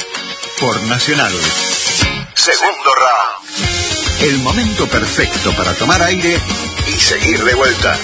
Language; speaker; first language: Spanish; native; Spanish